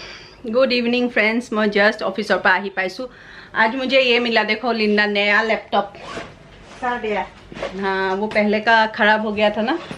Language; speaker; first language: Hindi; non-native, local second language; Assamese